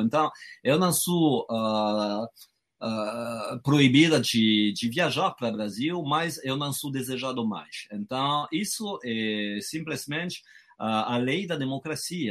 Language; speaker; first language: Portuguese; non-native, fluent; French